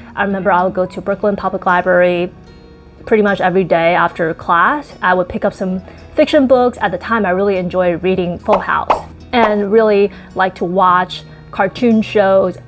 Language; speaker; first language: English; early bilingual, other home language; Chinese